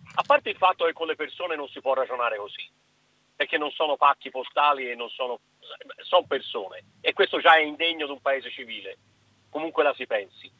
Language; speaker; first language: Italian; native; Italian